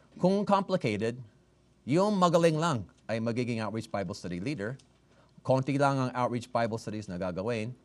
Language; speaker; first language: Filipino; non-native, fluent; English